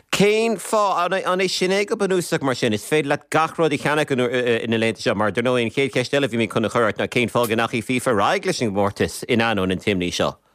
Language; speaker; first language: Irish; native; Irish